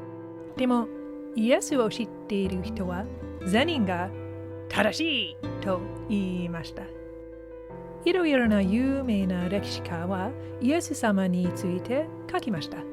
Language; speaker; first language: Japanese; non-native, learner; English